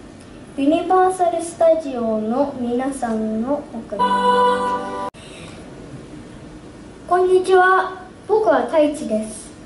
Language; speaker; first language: Japanese; early bilingual, heritage; Japanese